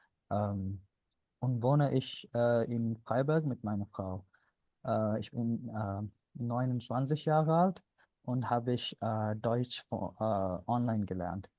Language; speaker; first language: German; non-native, learner; Punjabi